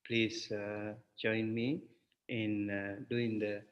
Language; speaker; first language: English; non-native, local second language; Sinhala